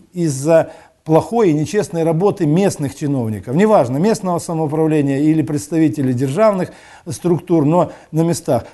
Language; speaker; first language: Russian; non-native, local second language; Ukrainian